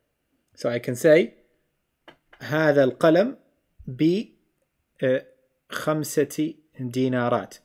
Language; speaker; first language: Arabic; non-native, fluent; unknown